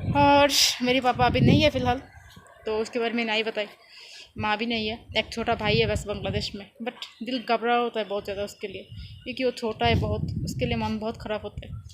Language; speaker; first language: Urdu; non-native, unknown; Bangla